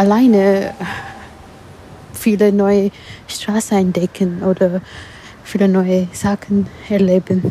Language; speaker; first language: German; non-native, learner; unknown